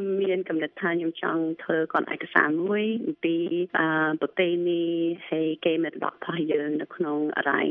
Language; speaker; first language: Khmer; early bilingual, other home language; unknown